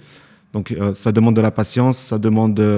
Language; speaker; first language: French; native; French